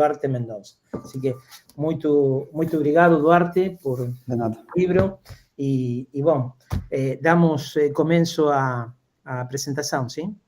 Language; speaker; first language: Portuguese; non-native, fluent; Spanish